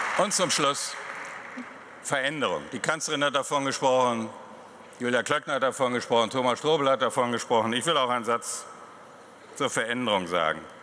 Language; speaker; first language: German; native; German